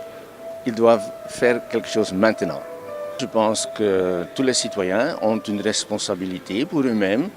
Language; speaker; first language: French; non-native, local second language; Dutch